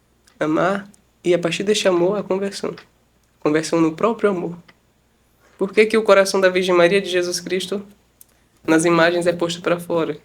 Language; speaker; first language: Portuguese; native; Portuguese